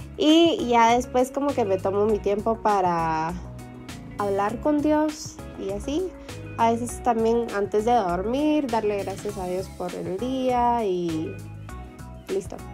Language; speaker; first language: Spanish; early bilingual, heritage; Spanish